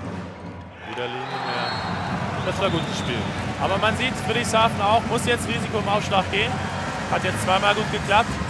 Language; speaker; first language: German; native; German